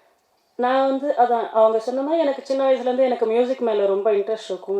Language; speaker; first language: Tamil; native; Tamil